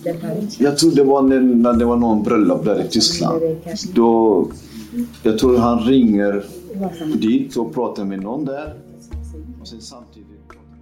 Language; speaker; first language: Swedish; non-native, fluent; Kurdish